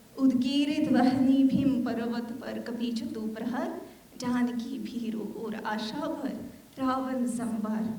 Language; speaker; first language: Hindi; non-native, fluent; Armenian